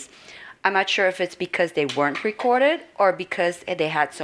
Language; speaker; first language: English; non-native, fluent; Dutch